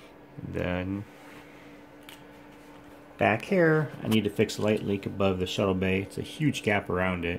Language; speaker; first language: English; native; English